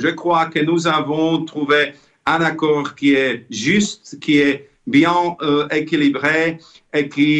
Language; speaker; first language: French; non-native, fluent; Slovak